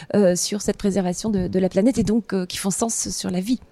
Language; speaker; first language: French; native; French